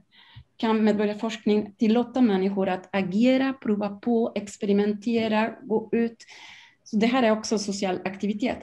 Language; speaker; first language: Swedish; non-native, fluent; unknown